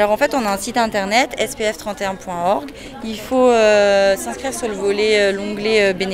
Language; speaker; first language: French; native; French